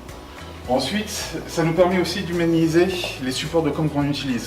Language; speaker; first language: French; native; French